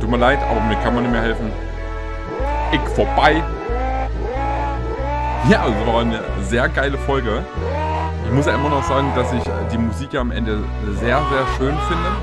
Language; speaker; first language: German; native; German